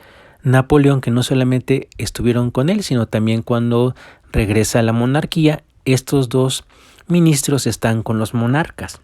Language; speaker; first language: Spanish; native; Spanish